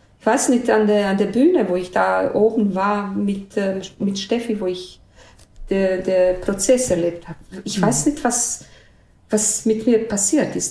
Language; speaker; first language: German; non-native, fluent; Bosnian